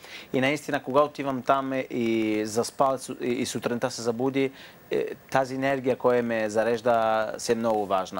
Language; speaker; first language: Bulgarian; non-native, fluent; Italian